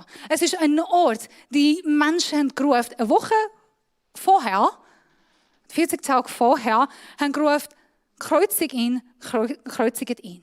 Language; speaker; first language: German; non-native, fluent; Persian